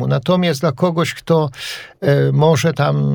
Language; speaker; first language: Polish; native; Polish